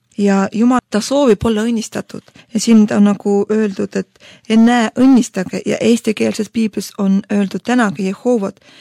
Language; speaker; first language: Estonian; non-native, local second language; Russian